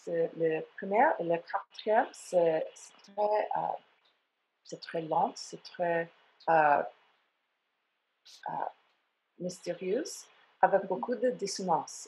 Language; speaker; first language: French; non-native, fluent; English